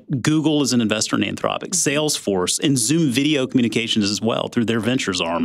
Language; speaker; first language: English; native; English